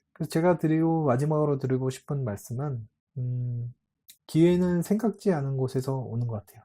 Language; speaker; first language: Korean; native; Korean